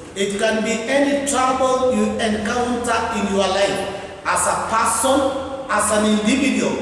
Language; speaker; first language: English; non-native, local second language; Swahili